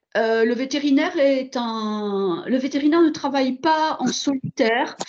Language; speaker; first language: French; native; French